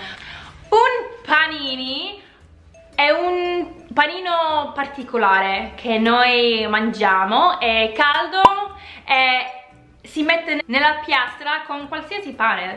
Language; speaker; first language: Italian; non-native, fluent; English